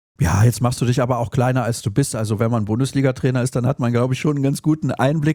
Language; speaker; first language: German; native; German